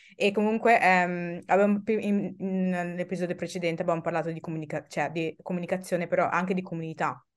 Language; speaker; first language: Italian; early bilingual, other home language; English